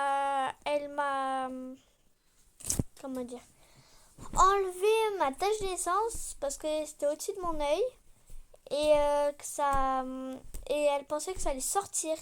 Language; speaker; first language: French; native; French